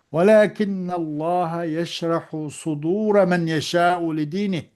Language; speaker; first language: Arabic; non-native, fluent; Uyghur